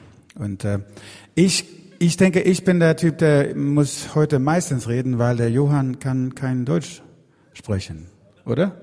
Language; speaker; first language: German; non-native, learner; Swedish